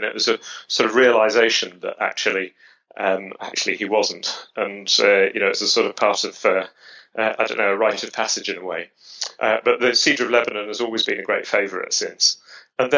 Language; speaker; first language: English; native; English